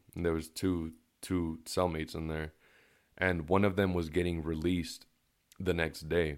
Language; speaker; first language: English; early bilingual, other home language; Spanish